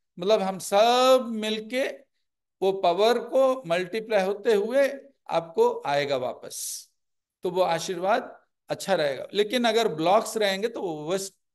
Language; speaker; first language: Hindi; non-native, local second language; Telugu